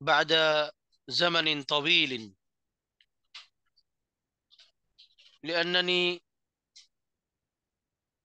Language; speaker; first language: Arabic; non-native, fluent; Bangla